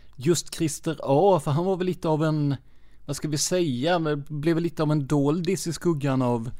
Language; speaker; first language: Swedish; native; Swedish